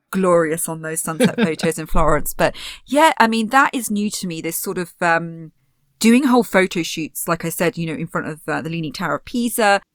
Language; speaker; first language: English; native; English